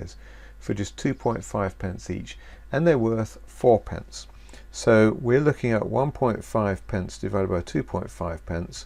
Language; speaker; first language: English; native; English